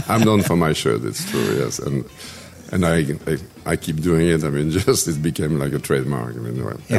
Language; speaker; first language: English; non-native, fluent; French